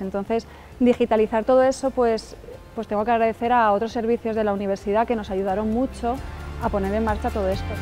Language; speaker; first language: Spanish; native; Spanish